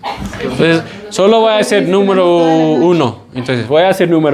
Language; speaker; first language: Spanish; non-native, fluent; English